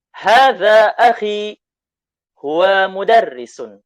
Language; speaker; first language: Arabic; non-native, fluent; Indonesian